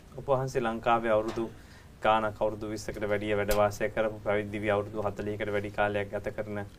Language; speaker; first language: Sinhala; native; Sinhala